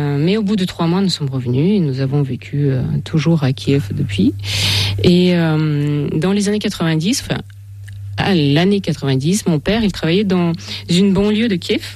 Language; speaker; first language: French; non-native, fluent; Russian